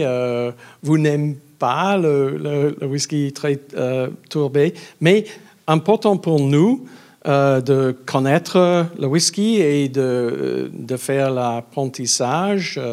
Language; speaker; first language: French; non-native, learner; English